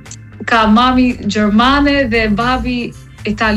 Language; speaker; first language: Albanian; non-native, learner; English